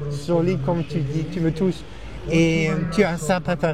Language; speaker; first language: French; non-native, fluent; German